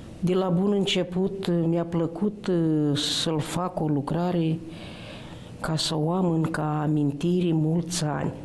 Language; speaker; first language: Romanian; non-native, local second language; Romany